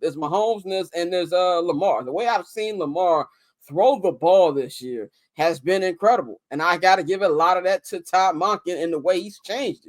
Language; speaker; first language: English; native; English